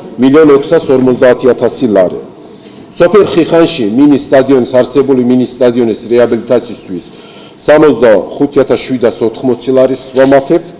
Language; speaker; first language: Georgian; non-native, local second language; Azerbaijani